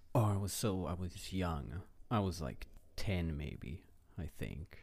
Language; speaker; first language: English; non-native, fluent; Hebrew